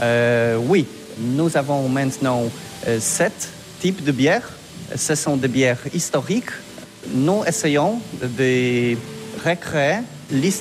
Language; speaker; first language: French; non-native, learner; Polish